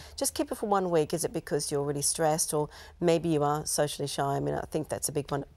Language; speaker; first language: English; native; English